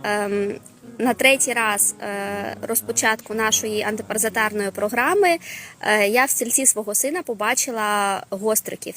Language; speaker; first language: Ukrainian; non-native, local second language; Russian